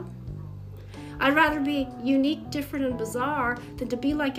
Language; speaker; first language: English; native; English